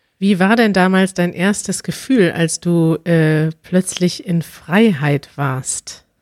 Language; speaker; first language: German; native; German